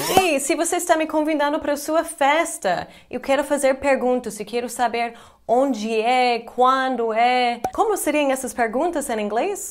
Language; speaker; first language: Portuguese; non-native, fluent; English